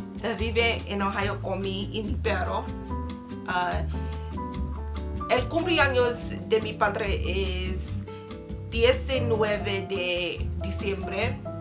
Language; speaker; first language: Spanish; non-native, learner; English